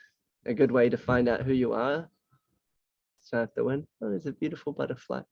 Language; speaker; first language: English; native; English